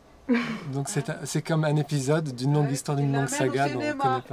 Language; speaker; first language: French; native; French